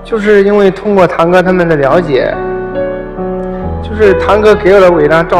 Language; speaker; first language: Chinese; native; Chinese